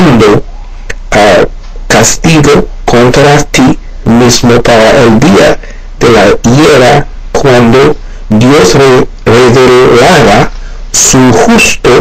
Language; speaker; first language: Spanish; non-native, learner; Haitian Creole